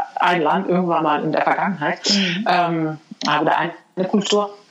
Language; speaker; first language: German; non-native, fluent; Arabic